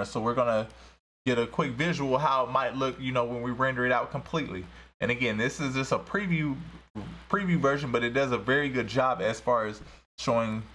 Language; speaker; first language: English; native; English